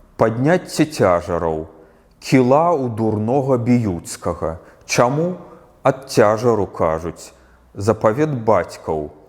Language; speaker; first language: Belarusian; native; Belarusian